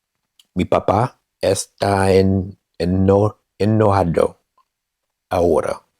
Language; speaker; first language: Spanish; non-native, learner; English